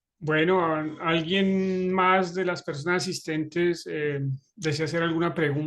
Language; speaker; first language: Spanish; native; Spanish